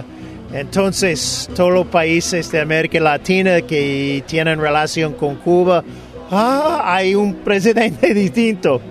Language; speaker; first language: Spanish; non-native, fluent; English